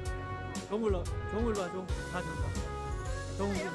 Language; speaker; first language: Korean; native; Korean